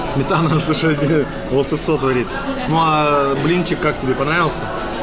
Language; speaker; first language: Russian; native; Russian